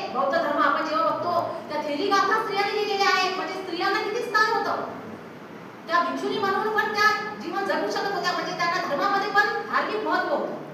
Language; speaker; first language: Marathi; non-native, local second language; Urdu